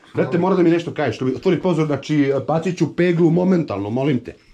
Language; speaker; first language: Serbian; native; Serbian